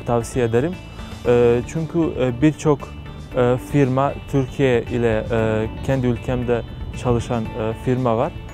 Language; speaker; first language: Turkish; non-native, fluent; Serbian